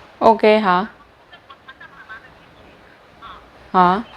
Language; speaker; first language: Chinese; non-native, learner; Indonesian